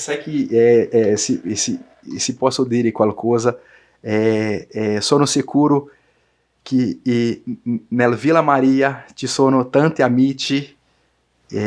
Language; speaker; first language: Italian; non-native, learner; Portuguese